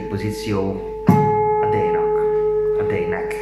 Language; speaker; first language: Hungarian; non-native, learner; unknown